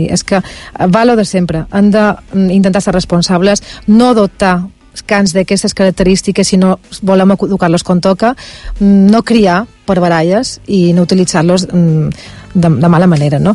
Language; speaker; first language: Catalan; native; Catalan